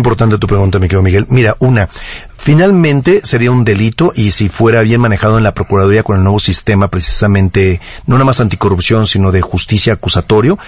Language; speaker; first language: Spanish; native; Spanish